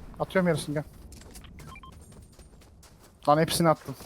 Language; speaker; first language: Turkish; native; Turkish